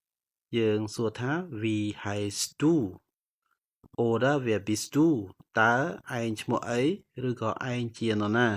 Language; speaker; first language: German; non-native, fluent; Khmer